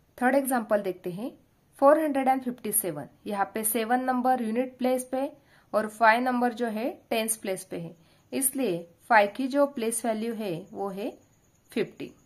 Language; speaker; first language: Hindi; non-native, local second language; Marathi